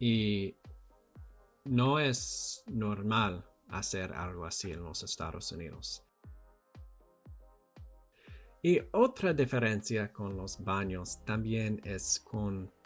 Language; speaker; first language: Spanish; non-native, learner; English